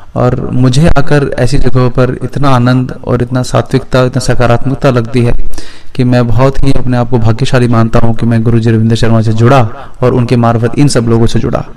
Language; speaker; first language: Hindi; native; Hindi